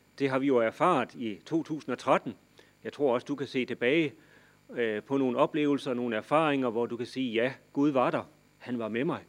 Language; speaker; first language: Danish; native; Danish